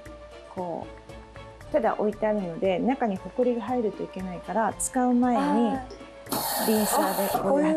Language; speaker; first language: Japanese; native; Japanese